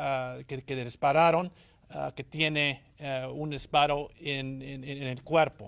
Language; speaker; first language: Spanish; early bilingual, heritage; English